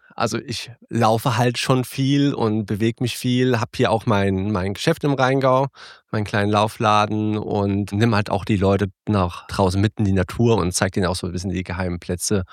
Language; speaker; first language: German; early bilingual, other home language; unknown